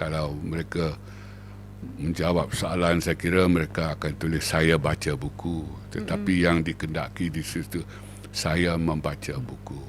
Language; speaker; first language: Malay; native; Malay